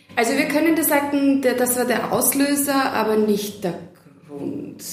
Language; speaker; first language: German; non-native, fluent; Serbian